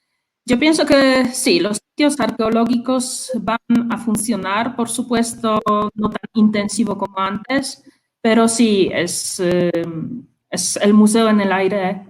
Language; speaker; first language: Spanish; non-native, fluent; Polish